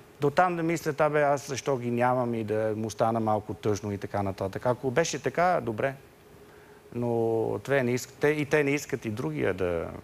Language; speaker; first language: Bulgarian; non-native, fluent; Dutch